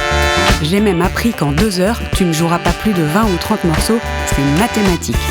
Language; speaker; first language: French; native; French